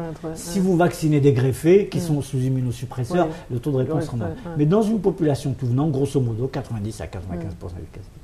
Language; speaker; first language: French; non-native, local second language; Arabic